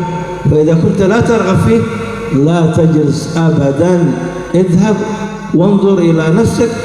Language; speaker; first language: Arabic; native; Arabic